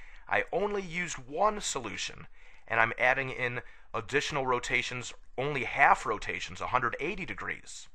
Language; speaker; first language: English; native; English